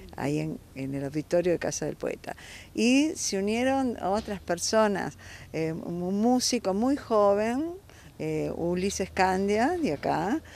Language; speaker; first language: Spanish; native; Spanish